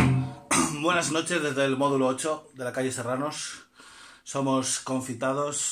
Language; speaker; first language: Spanish; native; Spanish